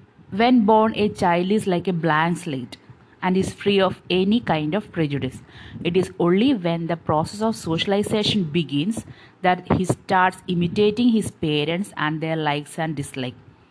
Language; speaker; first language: English; non-native, local second language; Malayalam